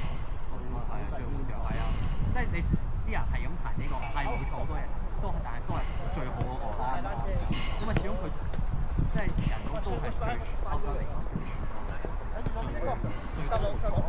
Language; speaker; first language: Cantonese; native; Cantonese